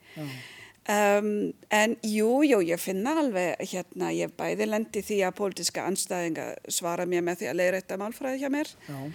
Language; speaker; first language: Icelandic; non-native, fluent; German